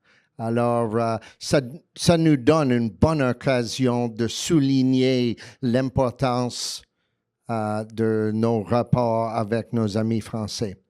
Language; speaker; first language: French; early bilingual, heritage; French